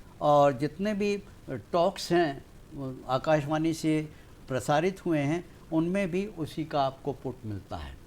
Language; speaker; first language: Hindi; native; Hindi